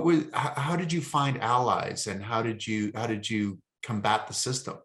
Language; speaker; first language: English; native; English